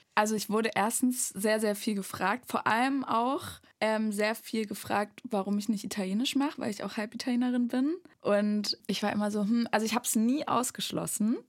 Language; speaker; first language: German; native; German